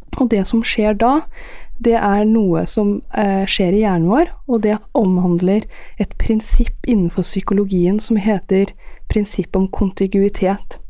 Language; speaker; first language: Norwegian; early bilingual, other home language; Persian